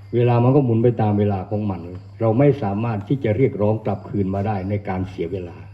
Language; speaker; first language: Thai; non-native, local second language; Northern Khmer